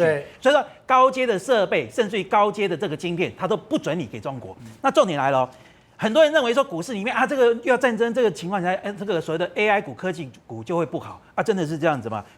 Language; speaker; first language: Chinese; native; Chinese